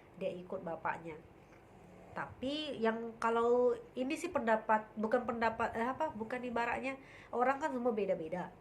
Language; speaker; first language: Indonesian; native; Indonesian